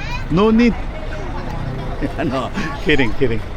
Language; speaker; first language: English; non-native, learner; Korean